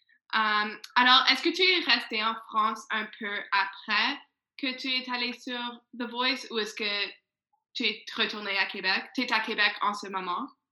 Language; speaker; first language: French; non-native, fluent; English